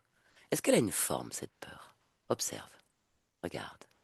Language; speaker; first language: French; native; French